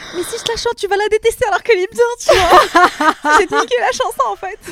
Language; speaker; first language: French; non-native, local second language; Arabic